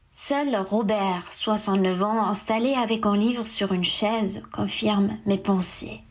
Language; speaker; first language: French; non-native, fluent; German